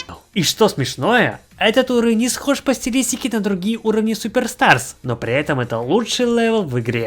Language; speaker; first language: Russian; native; Russian